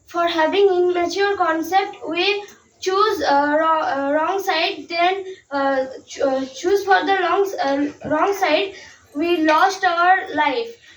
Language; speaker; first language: English; non-native, learner; Bangla